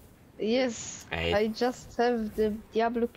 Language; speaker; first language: English; non-native, learner; Polish